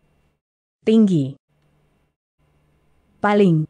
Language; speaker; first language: Indonesian; non-native, learner; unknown